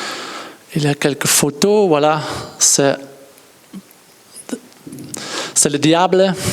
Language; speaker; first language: French; non-native, learner; Dutch